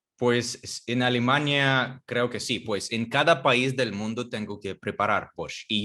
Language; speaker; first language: Spanish; non-native, fluent; Russian